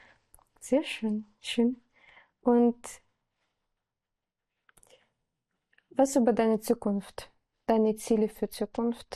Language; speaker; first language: German; non-native, learner; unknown